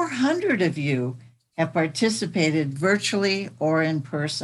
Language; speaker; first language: English; native; English